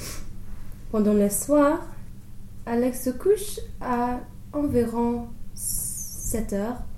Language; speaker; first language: French; non-native, learner; English